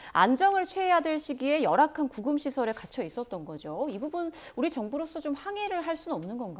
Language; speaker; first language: Korean; native; Korean